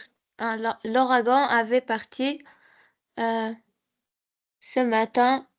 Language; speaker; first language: French; non-native, learner; Arabic